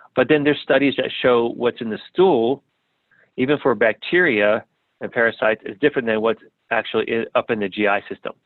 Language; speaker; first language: English; native; English